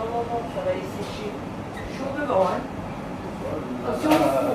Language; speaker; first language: French; native; French